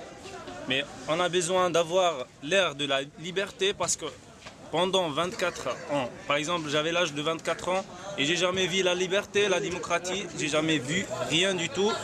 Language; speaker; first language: French; non-native, learner; Arabic